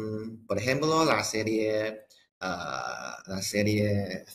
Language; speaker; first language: Spanish; non-native, fluent; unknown